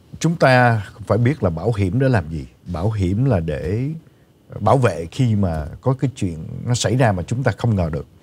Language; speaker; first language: Vietnamese; native; Vietnamese